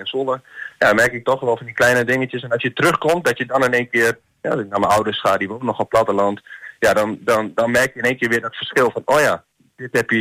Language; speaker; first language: Dutch; native; Dutch